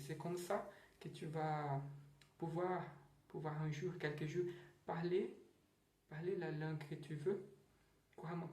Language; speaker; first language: French; non-native, learner; Portuguese